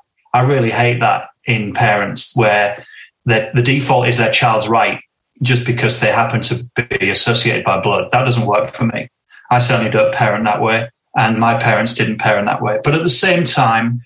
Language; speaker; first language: English; native; English